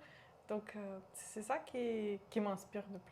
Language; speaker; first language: French; non-native, local second language; Romanian